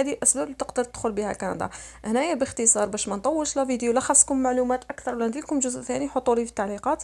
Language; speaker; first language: Arabic; native; Arabic